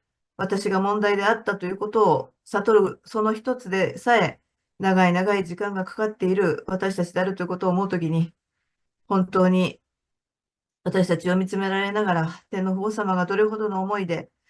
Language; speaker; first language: Japanese; native; Japanese